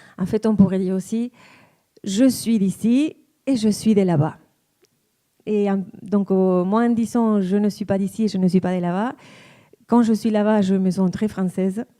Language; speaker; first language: French; non-native, fluent; Spanish